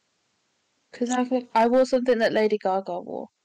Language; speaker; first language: English; native; English